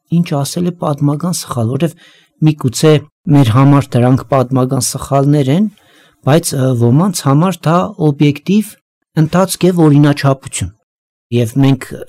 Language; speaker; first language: Armenian; native; Armenian